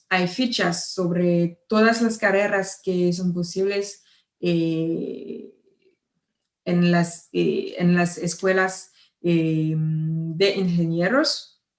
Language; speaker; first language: Spanish; non-native, fluent; French